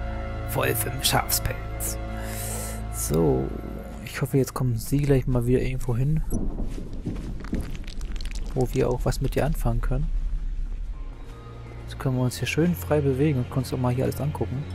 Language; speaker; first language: German; native; German